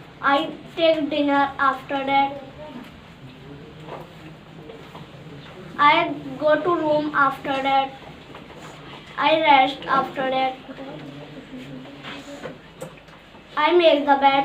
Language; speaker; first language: English; non-native, learner; Hindi